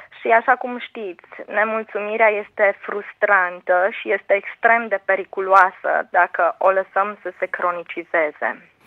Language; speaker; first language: Romanian; native; Romanian